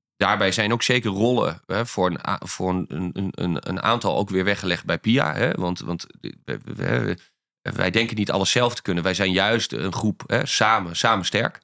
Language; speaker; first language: Dutch; native; Dutch